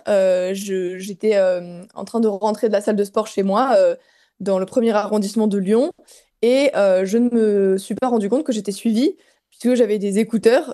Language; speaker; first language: French; native; French